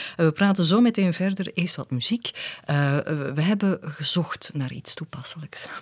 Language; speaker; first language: Dutch; native; Dutch